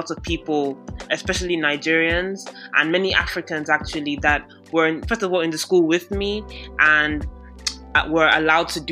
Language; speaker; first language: English; non-native, local second language; Yoruba